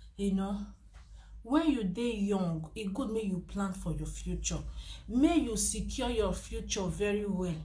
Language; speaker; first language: Nigerian Pidgin; non-native, local second language; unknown